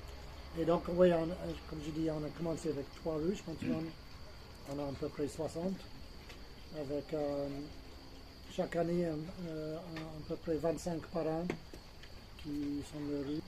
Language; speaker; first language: French; non-native, fluent; English